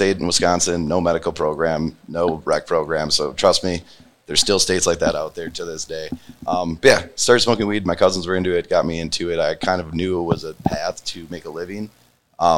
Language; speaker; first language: English; native; English